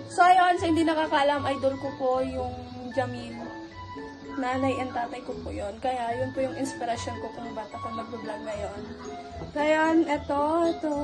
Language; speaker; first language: Filipino; non-native, local second language; Iloko